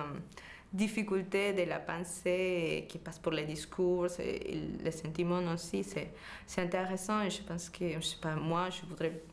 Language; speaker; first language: French; non-native, fluent; Spanish